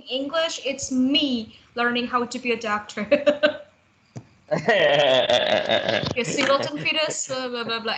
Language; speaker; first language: English; non-native, fluent; Indonesian